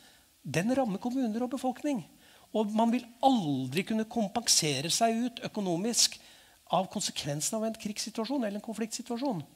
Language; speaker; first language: Norwegian; native; Norwegian